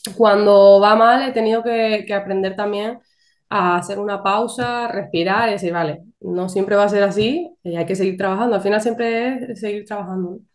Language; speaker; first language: Spanish; native; Spanish